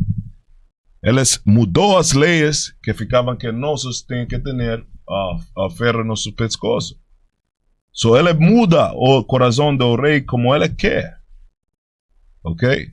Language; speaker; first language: Portuguese; non-native, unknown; Spanish